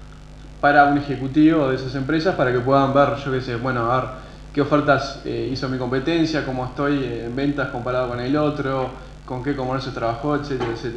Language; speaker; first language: Spanish; native; Spanish